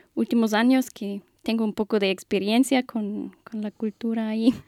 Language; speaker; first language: Spanish; non-native, fluent; German